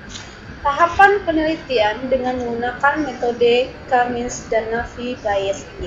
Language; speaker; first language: Indonesian; native; Indonesian